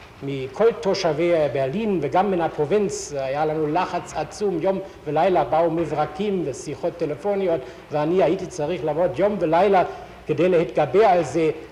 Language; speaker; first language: Hebrew; non-native, fluent; German